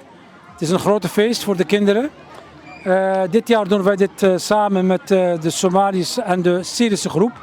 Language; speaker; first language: Dutch; early bilingual, other home language; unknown